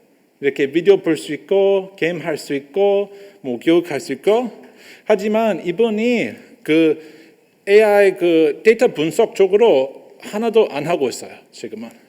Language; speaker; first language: Korean; non-native, learner; English